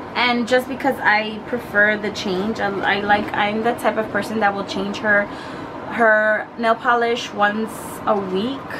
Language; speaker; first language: English; native; English